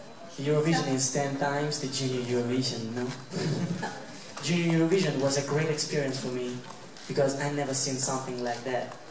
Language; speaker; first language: English; non-native, local second language; Italian